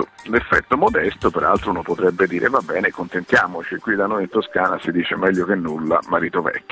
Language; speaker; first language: Italian; native; Italian